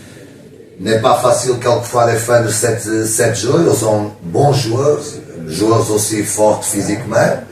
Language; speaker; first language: French; non-native, learner; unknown